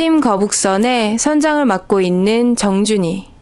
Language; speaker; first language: Korean; native; Korean